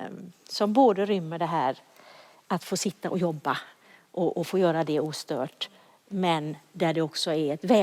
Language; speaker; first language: Swedish; native; Swedish